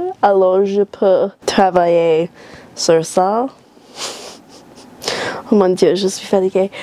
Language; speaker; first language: French; non-native, learner; English